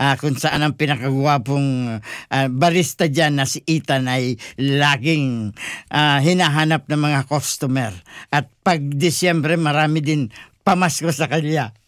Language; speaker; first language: Filipino; non-native, local second language; Bikol